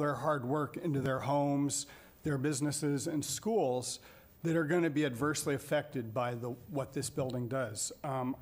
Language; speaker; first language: English; native; English